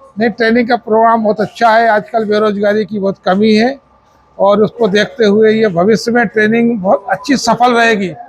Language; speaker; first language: Hindi; native; Hindi